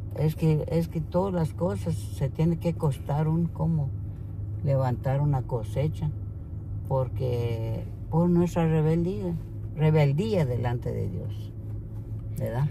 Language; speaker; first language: Spanish; non-native, local second language; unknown